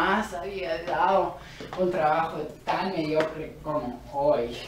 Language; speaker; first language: Spanish; non-native, learner; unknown